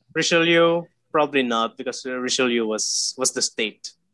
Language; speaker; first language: English; non-native, local second language; Filipino